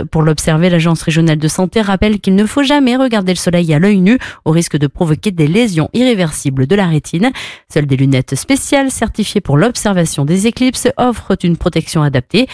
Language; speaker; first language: French; native; French